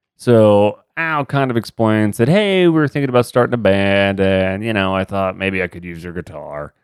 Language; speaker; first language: English; native; English